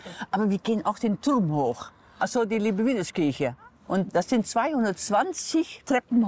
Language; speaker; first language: German; native; German